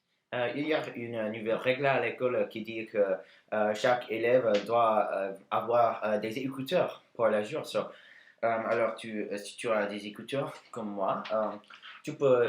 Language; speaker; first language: French; non-native, learner; English